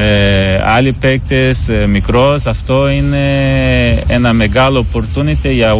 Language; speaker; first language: Greek; non-native, learner; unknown